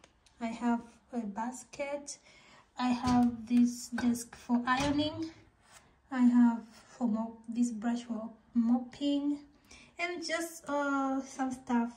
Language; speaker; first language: English; non-native, local second language; Swahili